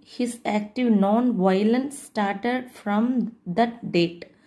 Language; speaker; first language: English; non-native, local second language; Tamil